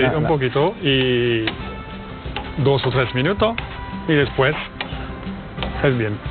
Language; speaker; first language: Spanish; non-native, learner; French